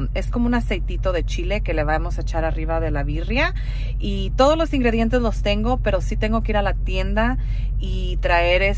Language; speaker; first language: Spanish; early bilingual, heritage; Spanish